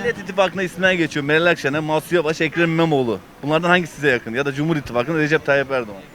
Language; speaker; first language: Turkish; native; Turkish